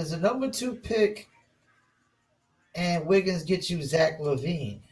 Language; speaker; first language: English; native; English